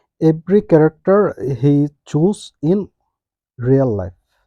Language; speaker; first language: English; non-native, local second language; Bangla